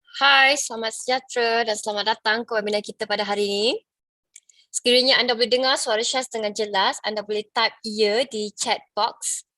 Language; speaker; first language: Malay; native; Malay